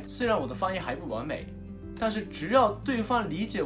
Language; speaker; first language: Chinese; non-native, fluent; Japanese